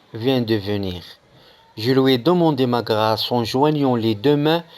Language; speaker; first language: French; non-native, local second language; Arabic